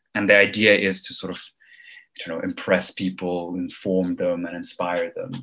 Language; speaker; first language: English; early bilingual, other home language; Armenian